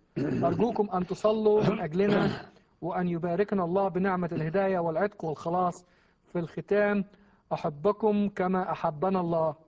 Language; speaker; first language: Arabic; native; Arabic